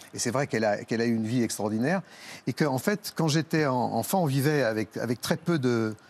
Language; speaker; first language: French; native; French